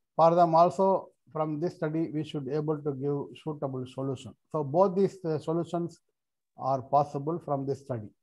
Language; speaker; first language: English; non-native, local second language; Tamil